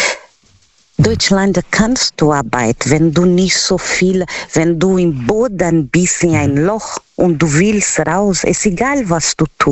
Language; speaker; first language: German; non-native, learner; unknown